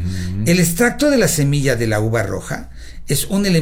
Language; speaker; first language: Spanish; native; Spanish